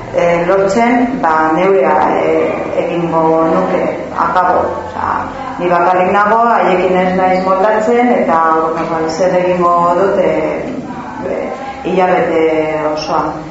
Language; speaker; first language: Basque; non-native, local second language; Spanish